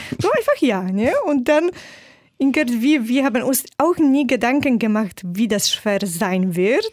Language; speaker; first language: German; non-native, fluent; Polish